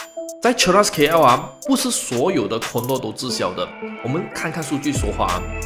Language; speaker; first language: Chinese; native; Chinese